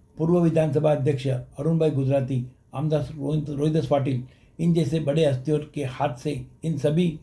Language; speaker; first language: Hindi; non-native, local second language; Sindhi